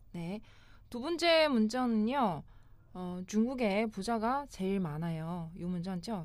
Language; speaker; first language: Korean; non-native, fluent; Chinese